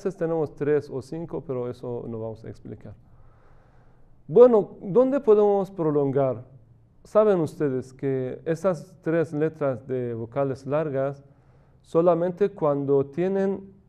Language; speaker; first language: Spanish; non-native, fluent; Persian